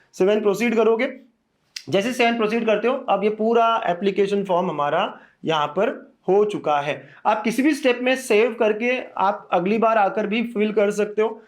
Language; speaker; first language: Hindi; native; Hindi